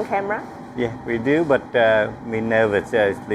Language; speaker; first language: English; non-native, learner; Vietnamese